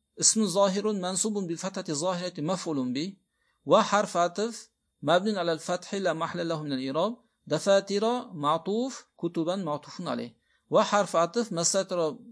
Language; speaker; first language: Arabic; non-native, fluent; Uzbek